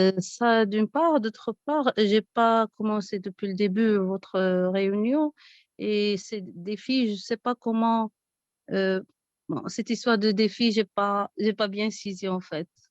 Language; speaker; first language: French; non-native, local second language; Arabic